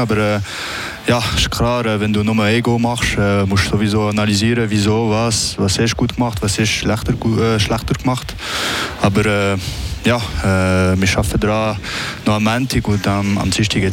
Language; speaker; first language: German; non-native, local second language; French